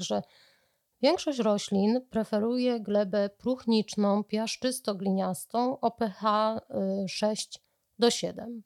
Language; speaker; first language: Polish; native; Polish